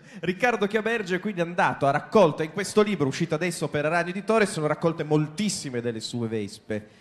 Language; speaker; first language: Italian; native; Italian